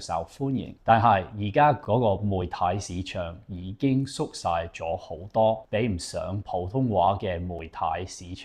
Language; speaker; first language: Cantonese; non-native, fluent; English